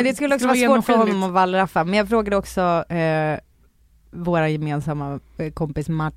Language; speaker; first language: Swedish; native; Swedish